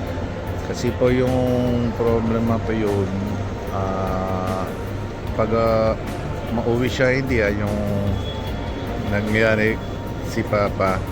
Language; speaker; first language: Filipino; non-native, learner; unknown